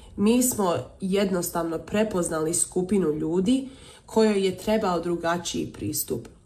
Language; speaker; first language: Serbian; early bilingual, heritage; Croatian